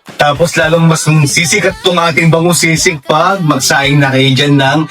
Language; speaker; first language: Filipino; non-native, local second language; Pampanga